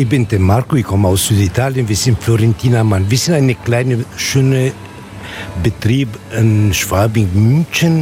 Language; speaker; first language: German; non-native, fluent; Italian